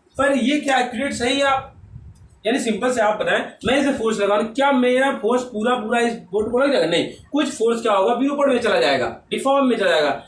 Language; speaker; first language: Hindi; native; Hindi